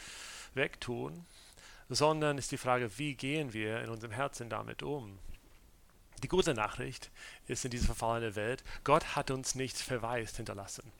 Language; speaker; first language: German; non-native, fluent; English